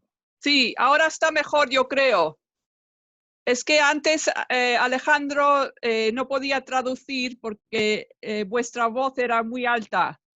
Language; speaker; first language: Spanish; non-native, fluent; English